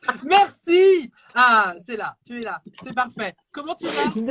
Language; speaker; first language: French; native; French